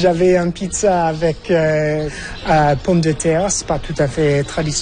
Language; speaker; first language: French; non-native, fluent; English